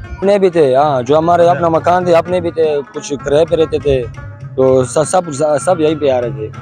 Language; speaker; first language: Urdu; non-native, local second language; Pashto